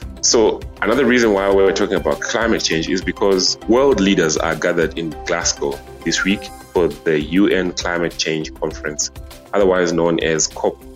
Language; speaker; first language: English; non-native, local second language; Nyanja